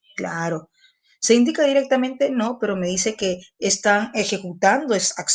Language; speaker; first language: Spanish; native; Spanish